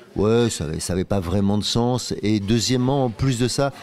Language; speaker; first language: French; native; French